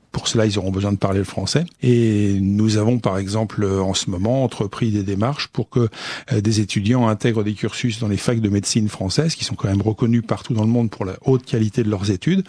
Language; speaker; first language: French; native; French